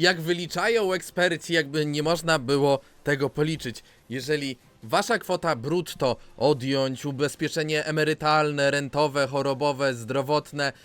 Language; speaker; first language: Polish; native; Polish